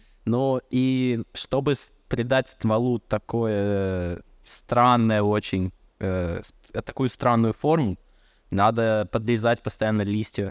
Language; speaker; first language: Russian; early bilingual, heritage; Russian